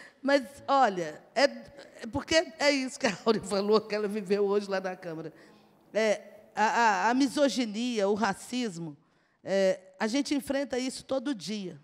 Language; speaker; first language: Portuguese; native; Portuguese